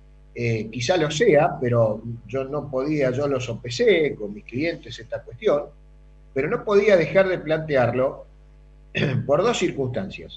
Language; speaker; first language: Spanish; native; Spanish